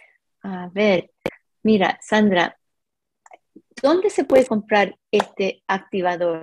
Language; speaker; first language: Spanish; non-native, fluent; English